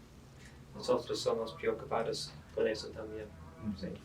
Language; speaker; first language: Spanish; non-native, fluent; English